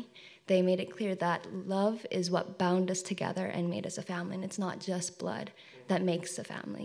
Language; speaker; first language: English; native; English